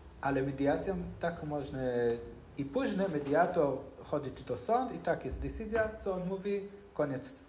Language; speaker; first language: Polish; non-native, learner; Hebrew